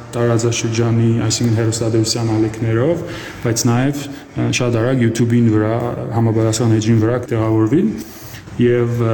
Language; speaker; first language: Armenian; early bilingual, heritage; Armenian